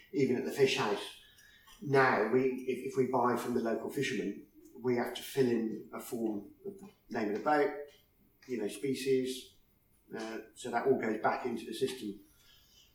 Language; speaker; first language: English; native; English